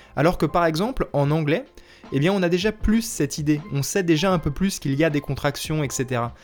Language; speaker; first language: French; native; French